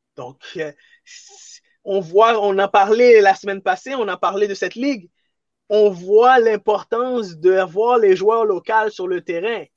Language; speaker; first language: French; early bilingual, other home language; Haitian Creole